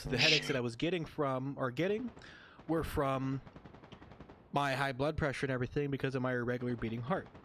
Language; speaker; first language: English; native; English